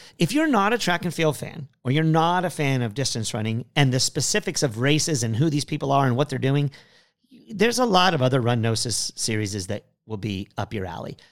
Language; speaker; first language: English; native; English